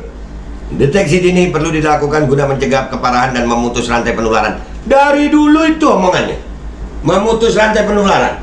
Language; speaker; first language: Indonesian; native; Indonesian